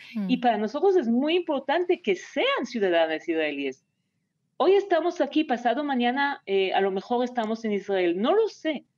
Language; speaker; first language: Spanish; non-native, fluent; Hebrew